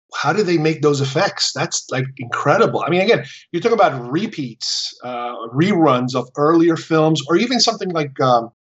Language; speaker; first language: English; early bilingual, other home language; Spanish